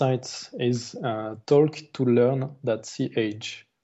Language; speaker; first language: English; non-native, learner; German